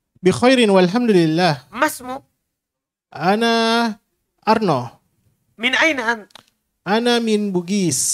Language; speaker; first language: Arabic; non-native, learner; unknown